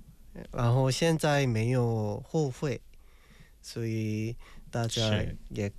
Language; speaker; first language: Chinese; non-native, learner; Korean